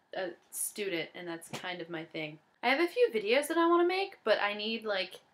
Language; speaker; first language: English; native; English